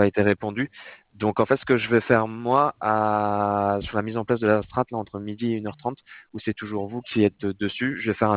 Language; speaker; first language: French; native; French